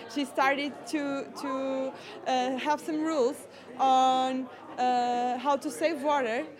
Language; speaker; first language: English; non-native, fluent; Portuguese